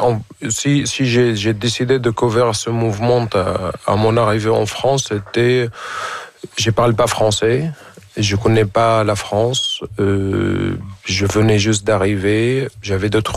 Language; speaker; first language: French; non-native, fluent; Arabic